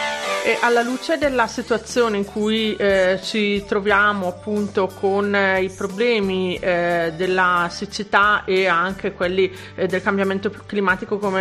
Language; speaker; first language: Italian; native; Italian